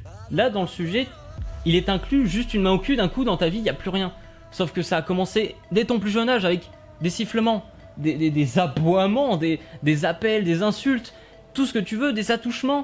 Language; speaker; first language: French; native; French